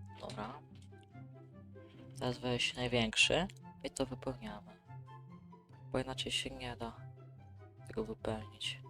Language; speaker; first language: Polish; native; Polish